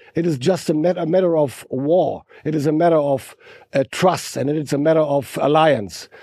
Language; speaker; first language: English; non-native, fluent; German